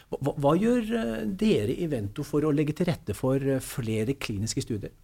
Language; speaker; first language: Norwegian; native; Norwegian